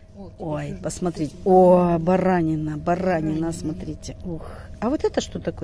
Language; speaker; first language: Russian; native; Russian